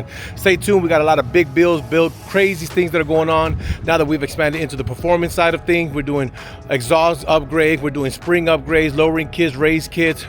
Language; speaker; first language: English; native; English